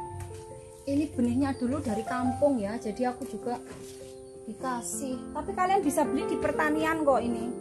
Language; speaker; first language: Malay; non-native, local second language; Javanese